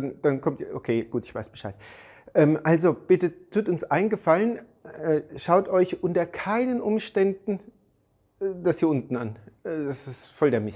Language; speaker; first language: German; native; German